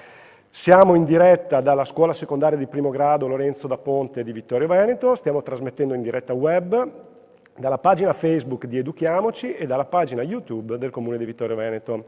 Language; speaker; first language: Italian; native; Italian